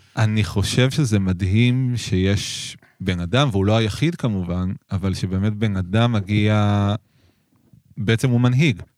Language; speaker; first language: Hebrew; native; Hebrew